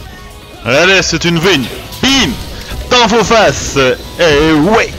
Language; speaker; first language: French; native; French